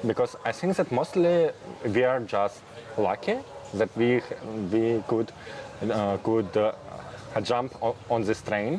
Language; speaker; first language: English; non-native, fluent; Russian